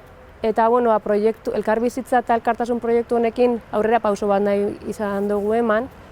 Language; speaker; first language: Basque; native; Basque